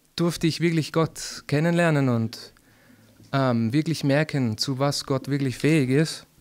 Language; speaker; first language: German; native; German